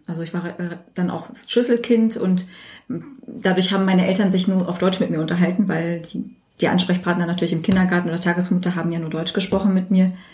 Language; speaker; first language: German; native; German